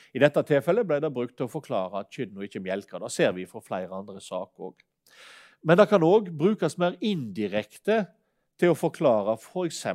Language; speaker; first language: Norwegian; native; Norwegian